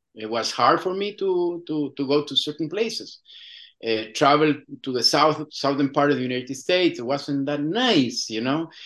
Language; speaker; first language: English; non-native, fluent; Spanish